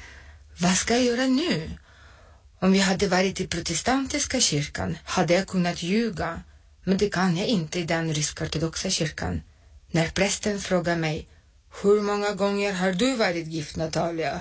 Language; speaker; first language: Swedish; non-native, fluent; Russian